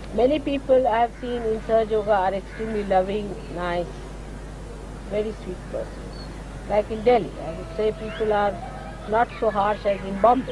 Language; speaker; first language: English; non-native, local second language; Hindi